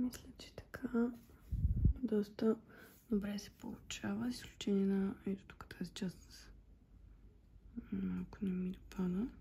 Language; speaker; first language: Bulgarian; native; Bulgarian